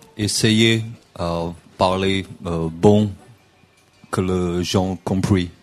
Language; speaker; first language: French; non-native, learner; English